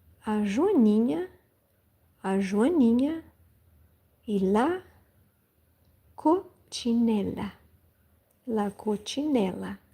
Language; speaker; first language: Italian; non-native, learner; Portuguese